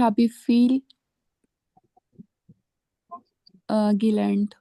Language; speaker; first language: German; non-native, learner; Urdu